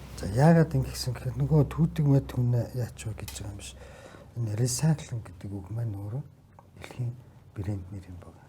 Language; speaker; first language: Mongolian; native; Mongolian